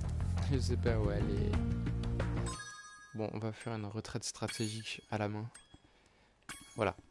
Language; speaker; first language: French; native; French